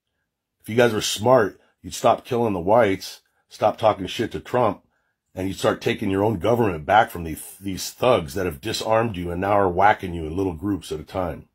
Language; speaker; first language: English; native; English